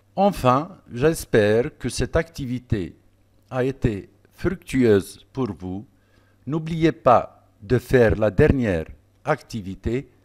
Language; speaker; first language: French; non-native, local second language; Arabic